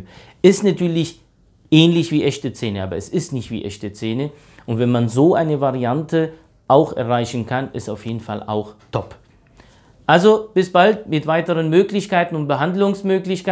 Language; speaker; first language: German; native; German